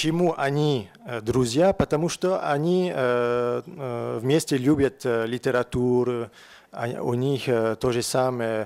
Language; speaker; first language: Russian; non-native, learner; French